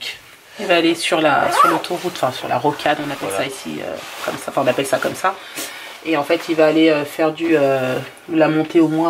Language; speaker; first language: French; native; French